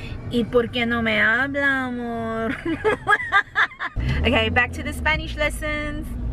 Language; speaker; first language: Spanish; non-native, learner; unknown